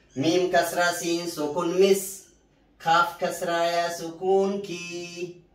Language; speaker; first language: Arabic; non-native, fluent; Oromo